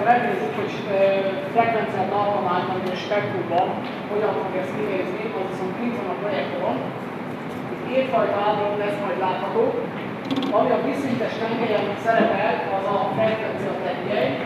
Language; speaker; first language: Hungarian; native; Hungarian